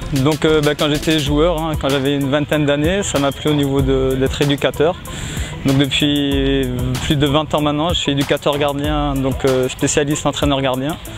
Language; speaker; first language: French; native; French